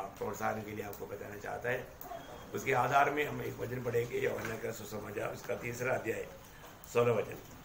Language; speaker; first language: Hindi; non-native, local second language; Malayalam